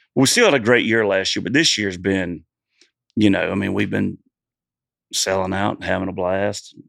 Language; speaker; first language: English; native; English